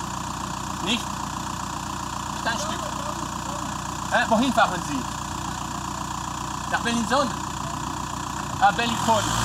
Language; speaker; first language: German; non-native, local second language; French